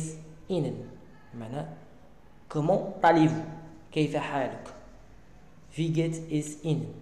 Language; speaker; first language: German; non-native, learner; Arabic